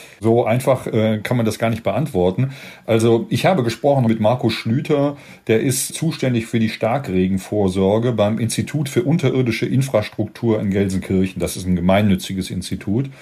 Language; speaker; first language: German; native; German